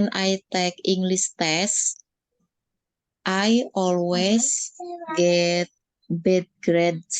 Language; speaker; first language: English; non-native, learner; Indonesian